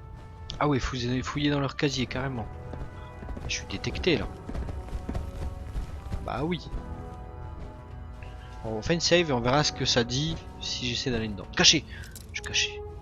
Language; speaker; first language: French; native; French